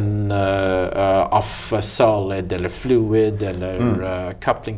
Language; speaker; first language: Swedish; non-native, learner; English